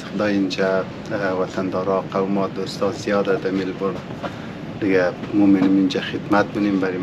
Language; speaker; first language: Persian; native; Persian